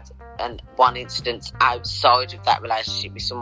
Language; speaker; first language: English; native; English